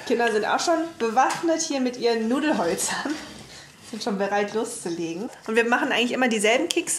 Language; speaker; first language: German; native; German